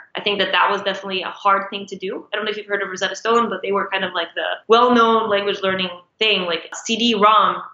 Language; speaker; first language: English; non-native, fluent; Portuguese